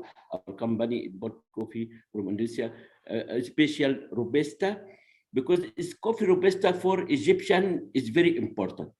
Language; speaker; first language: English; non-native, learner; Arabic